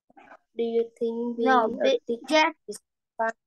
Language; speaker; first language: English; non-native, learner; Vietnamese